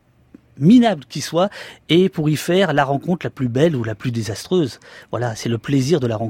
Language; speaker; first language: French; native; French